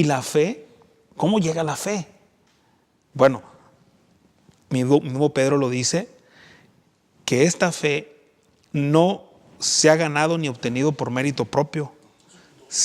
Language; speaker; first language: Spanish; native; Spanish